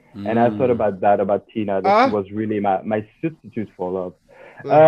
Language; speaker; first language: English; non-native, fluent; French